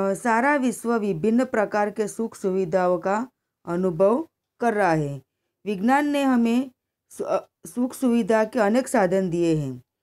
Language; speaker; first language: Hindi; non-native, local second language; Gujarati